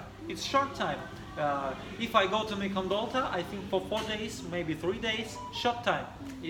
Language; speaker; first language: English; non-native, fluent; Russian